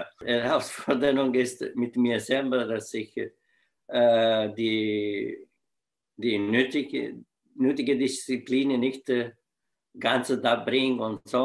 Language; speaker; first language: German; non-native, fluent; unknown